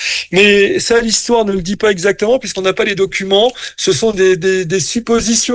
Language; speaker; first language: French; native; French